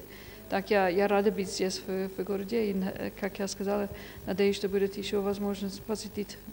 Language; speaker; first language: Russian; non-native, fluent; English